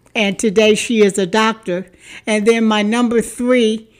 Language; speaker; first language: English; native; English